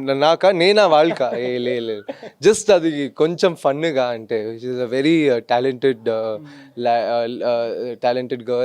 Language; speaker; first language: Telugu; non-native, fluent; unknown